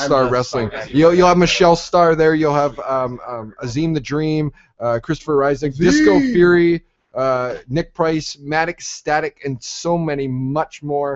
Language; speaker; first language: English; native; English